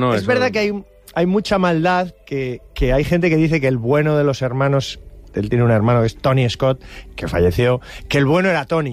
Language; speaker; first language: Spanish; native; Spanish